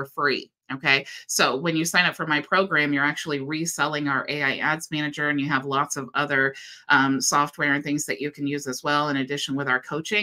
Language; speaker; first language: English; native; English